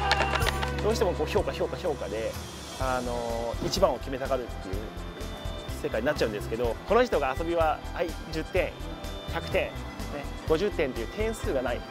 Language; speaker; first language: Japanese; native; Japanese